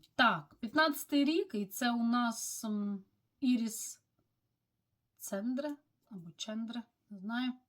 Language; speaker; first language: Ukrainian; non-native, local second language; Russian